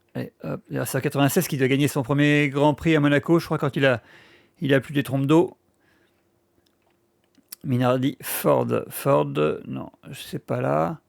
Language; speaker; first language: French; native; French